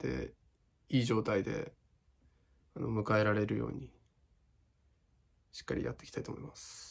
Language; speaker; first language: Japanese; native; Japanese